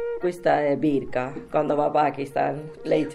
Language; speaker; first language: Italian; non-native, learner; Urdu